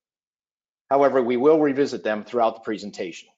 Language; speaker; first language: English; native; English